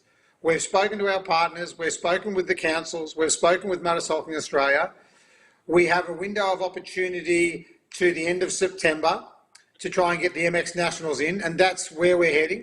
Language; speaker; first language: English; native; English